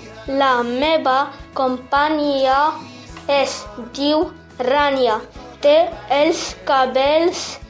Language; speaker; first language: Catalan; non-native, learner; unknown